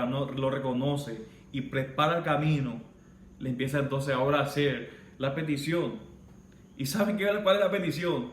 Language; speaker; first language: Spanish; native; Spanish